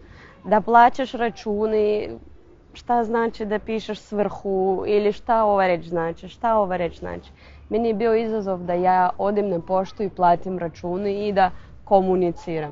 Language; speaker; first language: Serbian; non-native, fluent; Russian